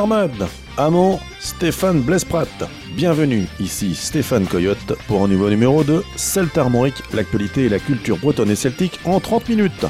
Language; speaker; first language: French; native; French